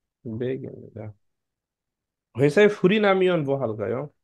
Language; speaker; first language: Korean; non-native, learner; Bangla